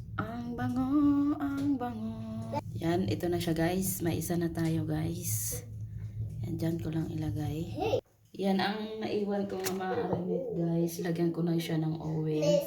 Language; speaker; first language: Filipino; non-native, local second language; Cebuano